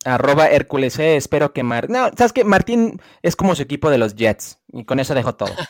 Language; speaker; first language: Spanish; early bilingual, heritage; Spanish